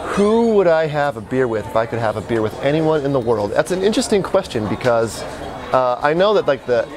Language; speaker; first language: English; native; English